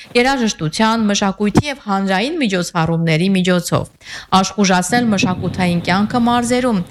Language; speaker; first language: Armenian; native; Armenian